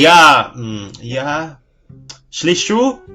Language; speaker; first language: Russian; non-native, learner; Indonesian